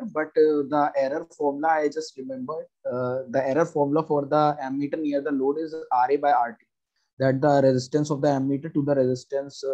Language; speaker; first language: English; non-native, local second language; Hindi